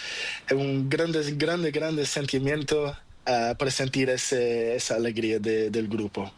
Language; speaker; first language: Spanish; non-native, learner; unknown